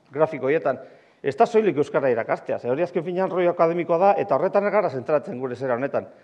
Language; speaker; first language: Basque; non-native, local second language; Spanish